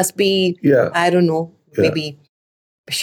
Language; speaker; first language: English; non-native, local second language; Kannada